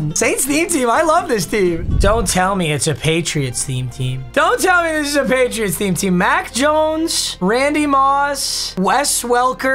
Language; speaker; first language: English; native; English